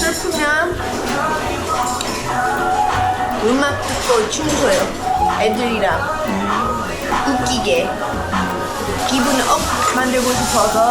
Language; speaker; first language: Korean; non-native, learner; English